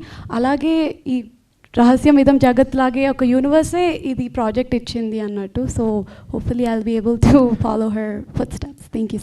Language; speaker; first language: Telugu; early bilingual, heritage; Telugu